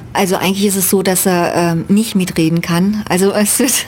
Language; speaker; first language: German; native; German